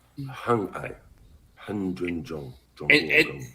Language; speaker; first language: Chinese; non-native, learner; English